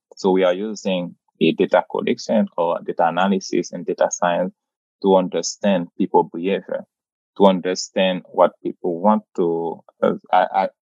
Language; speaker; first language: English; non-native, fluent; Haitian Creole